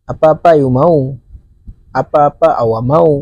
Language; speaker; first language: Indonesian; non-native, learner; Bangla